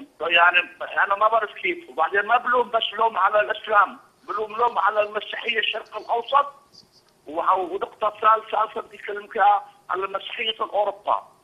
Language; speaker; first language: Arabic; non-native, local second language; Assyrian Neo-Aramaic